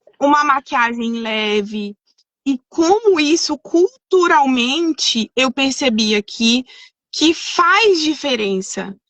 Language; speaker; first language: Portuguese; native; Portuguese